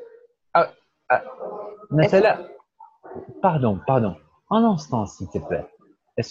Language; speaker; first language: French; non-native, learner; Portuguese